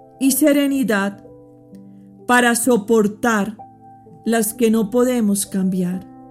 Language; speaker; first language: Spanish; native; Spanish